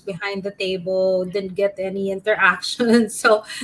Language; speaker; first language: English; non-native, local second language; Filipino